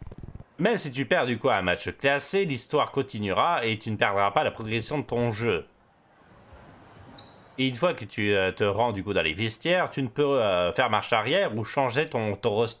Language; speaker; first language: French; native; French